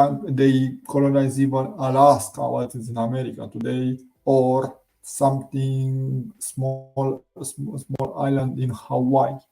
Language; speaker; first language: English; non-native, learner; Romanian